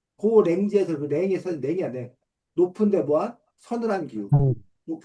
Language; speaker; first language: Korean; native; Korean